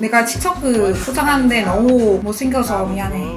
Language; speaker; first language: Korean; non-native, learner; Vietnamese